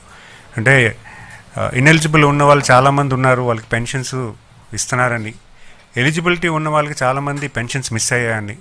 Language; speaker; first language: Telugu; native; Telugu